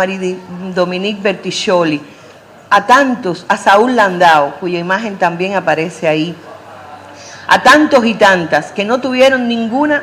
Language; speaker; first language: Spanish; native; Spanish